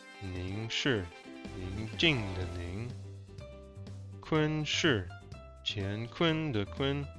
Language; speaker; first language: Chinese; non-native, learner; English